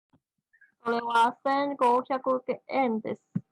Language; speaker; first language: Japanese; non-native, learner; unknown